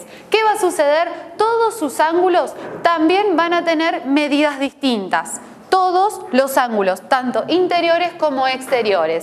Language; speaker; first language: Spanish; native; Spanish